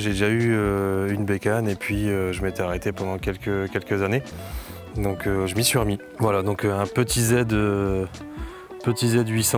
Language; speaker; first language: French; native; French